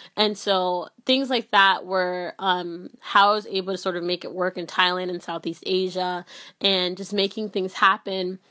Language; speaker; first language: English; early bilingual, other home language; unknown